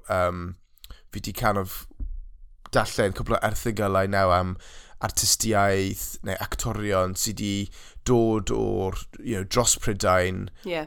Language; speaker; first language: Welsh; non-native, local second language; English